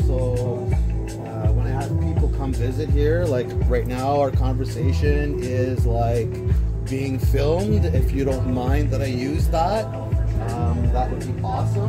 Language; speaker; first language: English; native; English